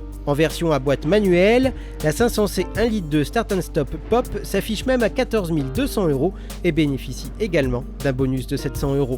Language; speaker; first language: French; native; French